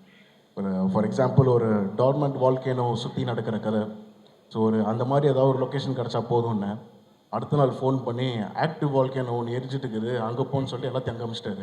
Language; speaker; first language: Tamil; native; Tamil